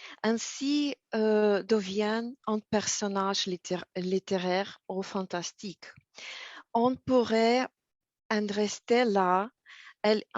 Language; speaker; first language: French; non-native, learner; Russian